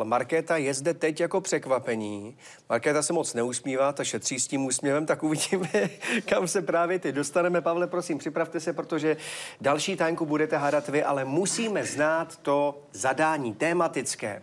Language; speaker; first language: Czech; native; Czech